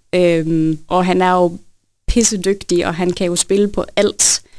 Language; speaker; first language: Danish; native; Danish